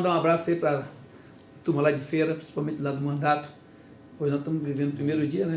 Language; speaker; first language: Portuguese; native; Portuguese